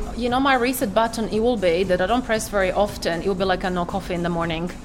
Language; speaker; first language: English; non-native, fluent; Croatian